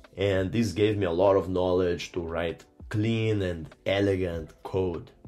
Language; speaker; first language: English; non-native, fluent; Portuguese